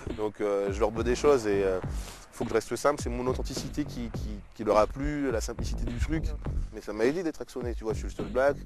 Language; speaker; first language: French; native; French